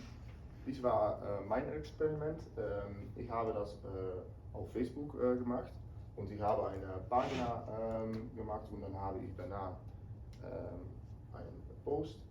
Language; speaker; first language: German; non-native, learner; Dutch